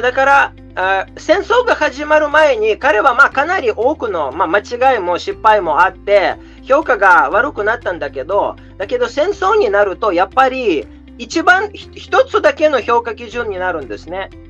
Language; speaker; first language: Japanese; non-native, fluent; Russian